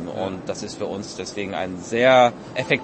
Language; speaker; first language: German; native; German